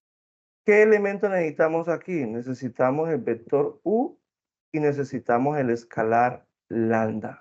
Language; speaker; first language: Spanish; native; Spanish